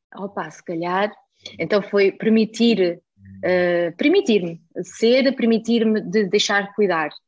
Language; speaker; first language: Portuguese; early bilingual, heritage; German